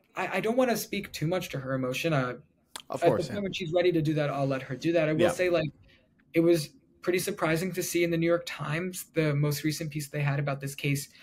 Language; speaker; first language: English; native; English